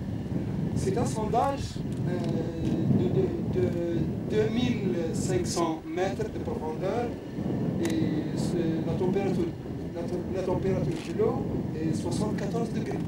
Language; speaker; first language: French; non-native, local second language; Arabic